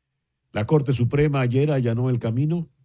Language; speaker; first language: Spanish; native; Spanish